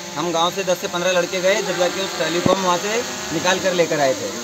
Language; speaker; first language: Hindi; native; Hindi